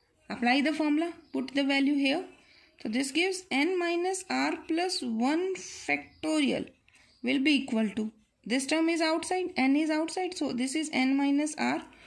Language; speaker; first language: English; non-native, local second language; Hindi